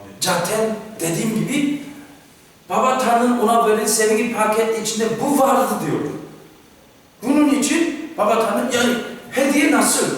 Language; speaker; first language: Turkish; non-native, fluent; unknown